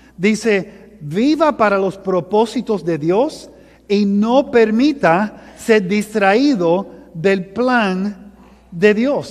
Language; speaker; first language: Spanish; early bilingual, heritage; Spanish